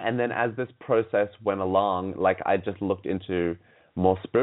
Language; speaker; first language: English; native; English